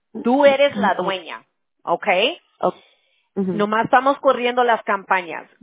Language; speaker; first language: Spanish; early bilingual, heritage; Spanish